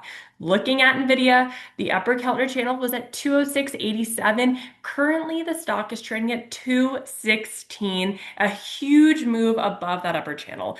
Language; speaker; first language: English; native; English